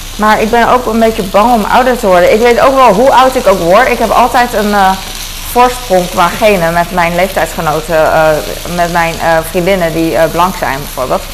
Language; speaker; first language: Dutch; early bilingual, other home language; Cantonese